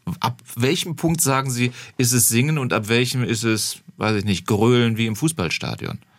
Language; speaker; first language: German; native; German